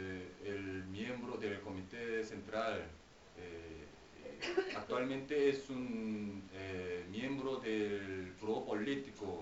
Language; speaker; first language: Spanish; non-native, fluent; Korean